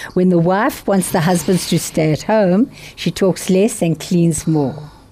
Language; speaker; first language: English; native; English